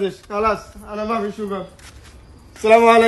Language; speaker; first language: Arabic; non-native, learner; Bangla